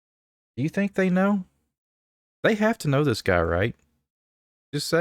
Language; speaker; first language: English; native; English